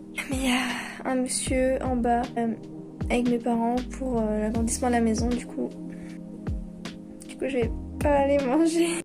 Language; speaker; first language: French; native; French